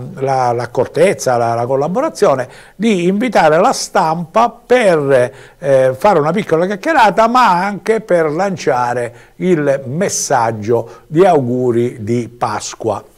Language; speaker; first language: Italian; native; Italian